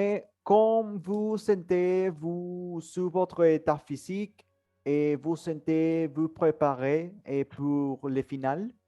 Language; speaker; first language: French; non-native, learner; Spanish